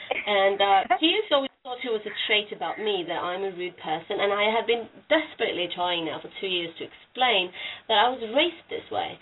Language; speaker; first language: English; non-native, fluent; Norwegian